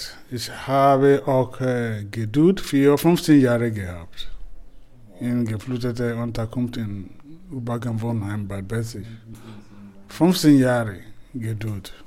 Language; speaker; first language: German; non-native, learner; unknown